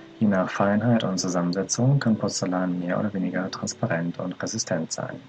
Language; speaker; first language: German; native; German